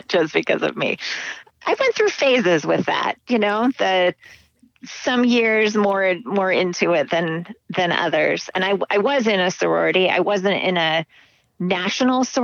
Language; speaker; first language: English; native; English